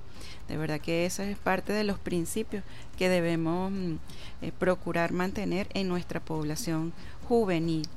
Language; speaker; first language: Spanish; native; Spanish